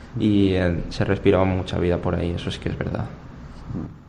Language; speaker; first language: Spanish; native; Spanish